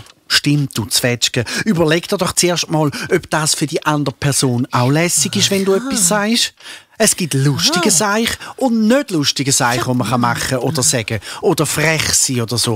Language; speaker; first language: German; native; German